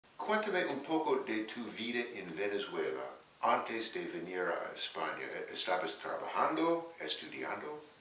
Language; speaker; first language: Spanish; non-native, fluent; English